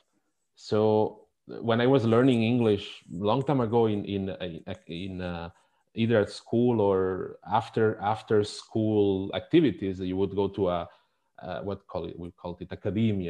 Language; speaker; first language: English; non-native, fluent; Spanish